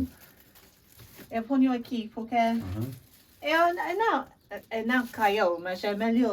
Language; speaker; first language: Portuguese; non-native, learner; English